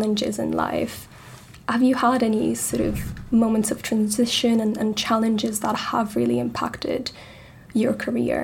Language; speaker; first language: English; non-native, fluent; Italian